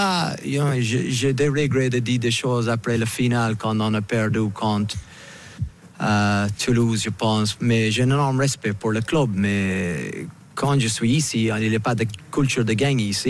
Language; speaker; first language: French; non-native, fluent; English